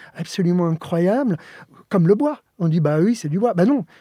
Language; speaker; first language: French; early bilingual, other home language; Spanish